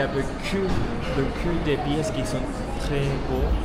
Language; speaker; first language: French; non-native, learner; Spanish